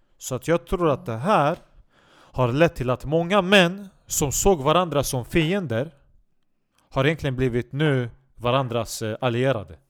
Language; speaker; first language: Swedish; non-native, local second language; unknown